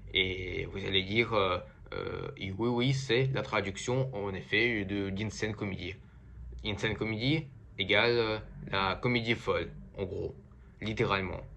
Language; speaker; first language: French; non-native, fluent; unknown